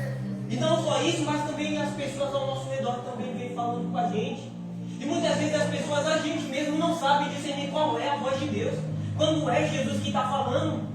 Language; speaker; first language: Portuguese; native; Portuguese